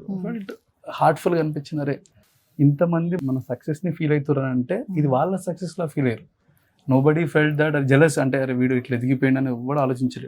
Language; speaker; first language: Telugu; native; Telugu